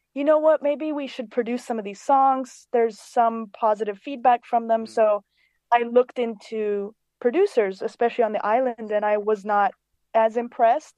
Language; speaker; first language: English; early bilingual, other home language; Greek